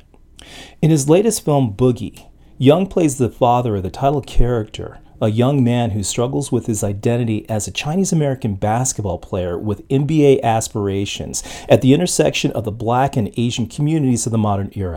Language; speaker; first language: English; native; English